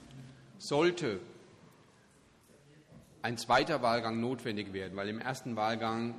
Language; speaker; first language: German; native; German